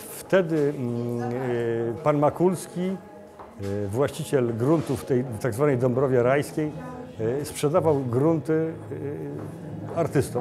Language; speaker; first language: Polish; native; Polish